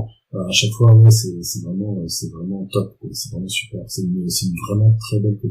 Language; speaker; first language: French; native; French